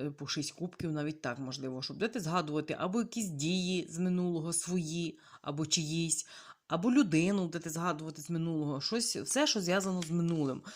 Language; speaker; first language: Ukrainian; native; Ukrainian